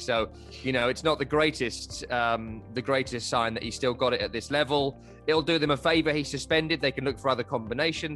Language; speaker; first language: English; native; English